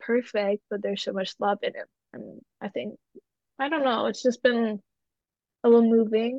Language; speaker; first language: English; non-native, fluent; Danish